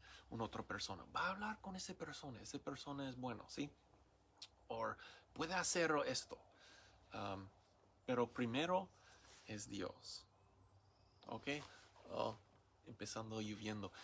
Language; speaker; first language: Spanish; non-native, learner; English